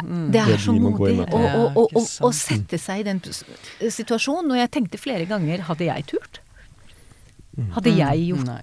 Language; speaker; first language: Norwegian; non-native, fluent; Hebrew